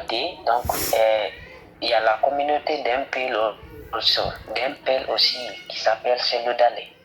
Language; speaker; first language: French; non-native, fluent; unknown